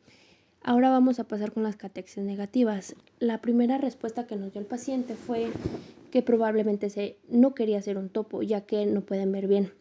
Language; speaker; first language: Spanish; native; Spanish